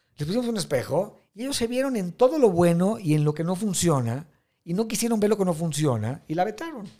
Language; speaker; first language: Spanish; native; Spanish